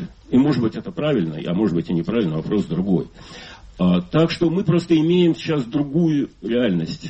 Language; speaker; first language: Russian; native; Russian